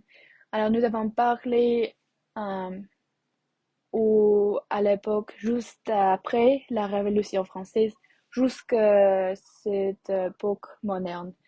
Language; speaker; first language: French; non-native, learner; English